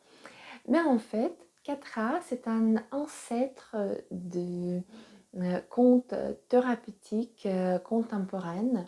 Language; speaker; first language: French; non-native, fluent; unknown